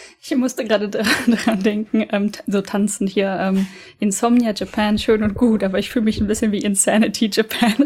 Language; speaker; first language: German; native; German